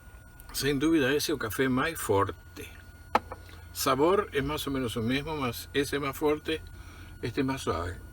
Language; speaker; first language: Portuguese; non-native, fluent; Spanish